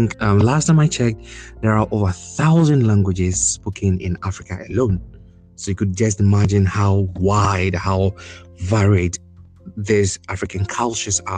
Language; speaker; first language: English; non-native, local second language; Ga